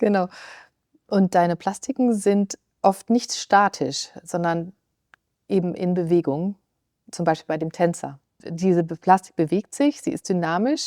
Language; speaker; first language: German; native; German